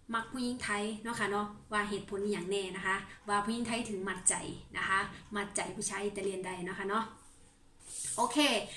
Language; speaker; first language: Thai; native; Thai